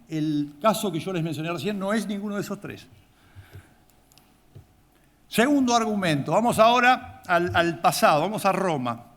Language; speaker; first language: Spanish; native; Spanish